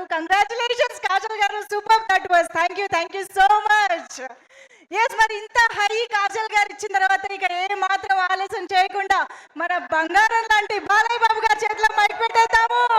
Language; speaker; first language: Telugu; native; Telugu